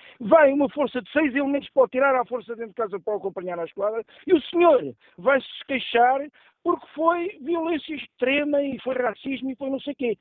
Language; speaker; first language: Portuguese; native; Portuguese